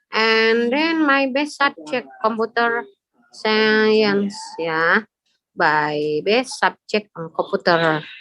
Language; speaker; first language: English; non-native, learner; Indonesian